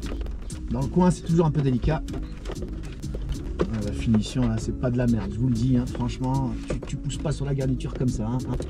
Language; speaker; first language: French; native; French